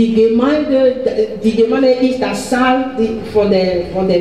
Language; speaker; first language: German; non-native, learner; French